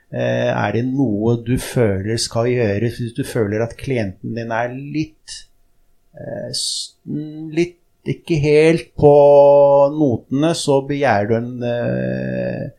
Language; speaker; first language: Norwegian; early bilingual, other home language; Arabic